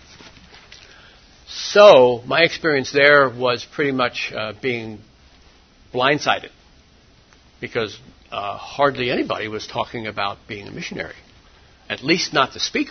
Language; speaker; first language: English; native; English